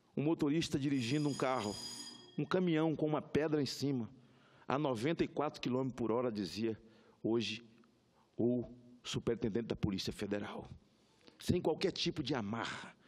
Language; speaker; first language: Portuguese; native; Portuguese